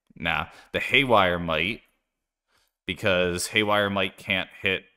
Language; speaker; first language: English; native; English